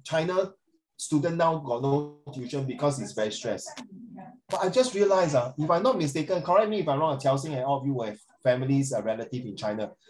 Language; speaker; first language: English; non-native, local second language; Chinese